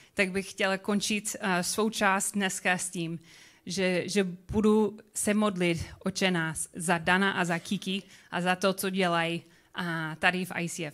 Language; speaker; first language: Czech; non-native, learner; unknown